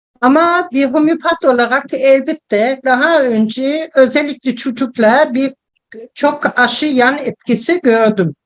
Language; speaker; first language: Turkish; non-native, learner; German